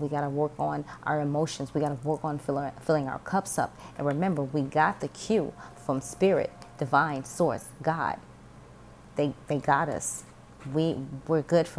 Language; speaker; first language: English; native; English